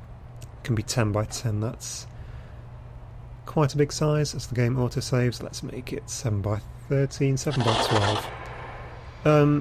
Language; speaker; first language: English; native; English